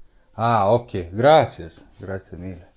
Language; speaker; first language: Italian; non-native, learner; Lithuanian